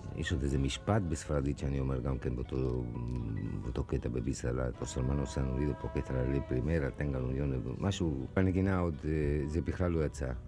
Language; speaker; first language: Hebrew; non-native, fluent; Spanish